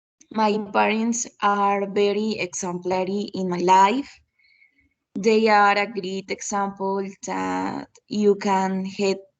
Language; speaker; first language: English; non-native, learner; Spanish